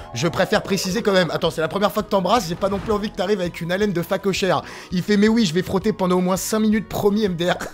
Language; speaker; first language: French; native; French